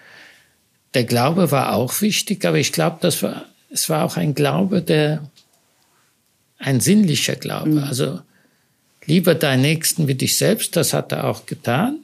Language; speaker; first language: German; early bilingual, other home language; Hebrew